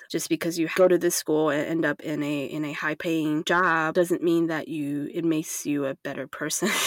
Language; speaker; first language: English; non-native, fluent; Chinese